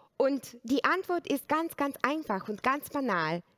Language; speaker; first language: German; non-native, fluent; Bulgarian